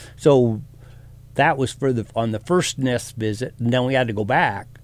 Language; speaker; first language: English; native; English